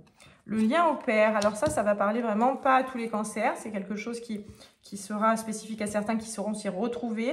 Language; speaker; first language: French; native; French